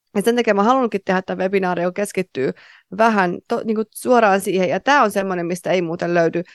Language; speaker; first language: Finnish; native; Finnish